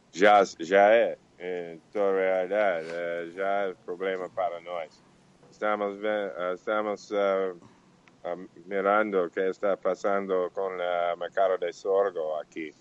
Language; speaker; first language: Portuguese; non-native, learner; Spanish